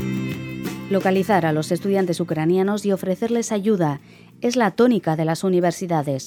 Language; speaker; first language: Spanish; native; Spanish